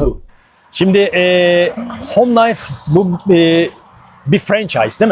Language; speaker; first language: Turkish; native; Turkish